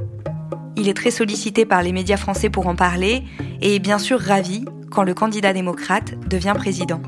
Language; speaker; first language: French; native; French